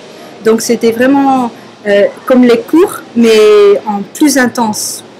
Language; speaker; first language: French; non-native, fluent; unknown